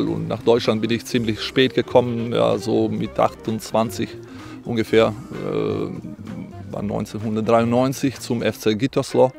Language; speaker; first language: German; non-native, fluent; Croatian